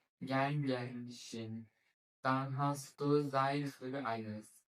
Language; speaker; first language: German; non-native, learner; Turkish